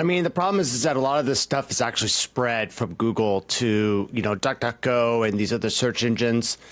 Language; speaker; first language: English; native; English